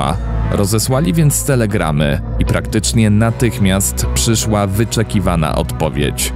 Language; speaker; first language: Polish; native; Polish